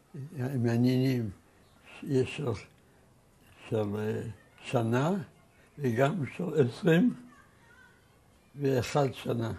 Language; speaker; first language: Hebrew; non-native, fluent; Yiddish